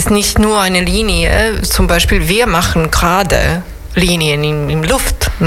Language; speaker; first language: German; non-native, fluent; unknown